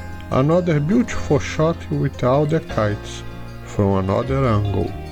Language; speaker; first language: English; non-native, fluent; Portuguese